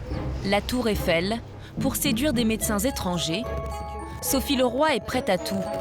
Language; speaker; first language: French; native; French